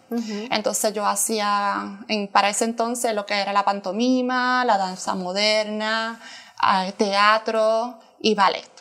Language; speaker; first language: Spanish; native; Spanish